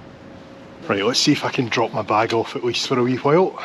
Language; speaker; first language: English; native; English